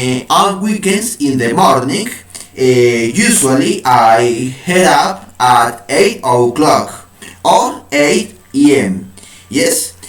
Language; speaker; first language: English; non-native, learner; Spanish